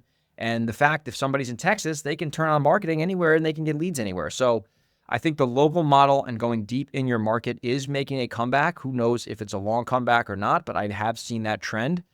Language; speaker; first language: English; native; English